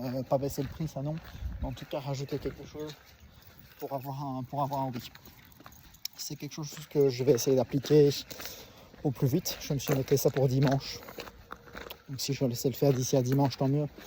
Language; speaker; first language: French; native; French